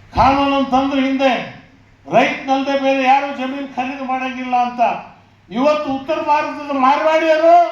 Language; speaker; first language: Kannada; non-native, local second language; Urdu